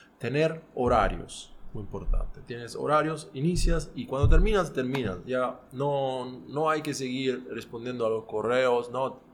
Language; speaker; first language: Spanish; non-native, fluent; Italian